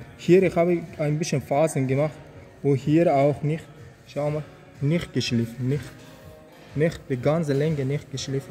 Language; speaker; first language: German; non-native, learner; Persian